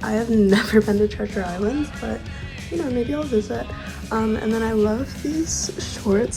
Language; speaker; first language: English; native; English